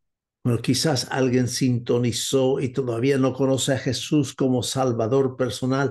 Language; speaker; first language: Spanish; non-native, fluent; English